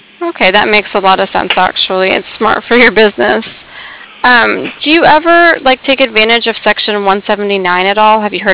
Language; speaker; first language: English; native; English